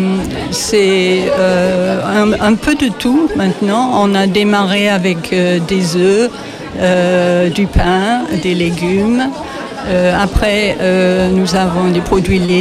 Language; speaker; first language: French; non-native, fluent; English